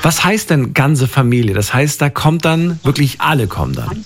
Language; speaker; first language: German; native; German